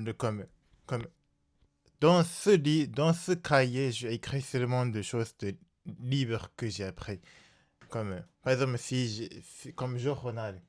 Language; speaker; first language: French; non-native, learner; Japanese